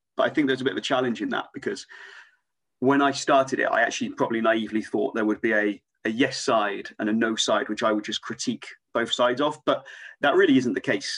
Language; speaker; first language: English; native; English